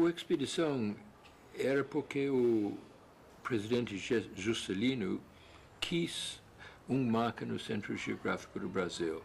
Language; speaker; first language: Portuguese; non-native, fluent; English